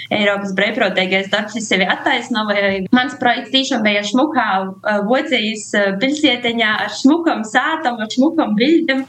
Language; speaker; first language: Latvian; native; Latvian